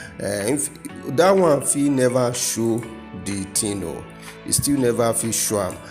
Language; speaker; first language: Nigerian Pidgin; non-native, local second language; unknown